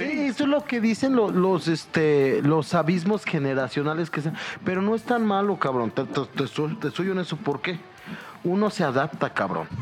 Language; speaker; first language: Spanish; native; Spanish